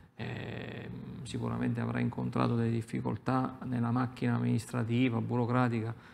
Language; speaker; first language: Italian; native; Italian